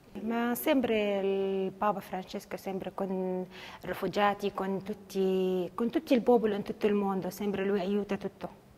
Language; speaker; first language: Italian; non-native, learner; Arabic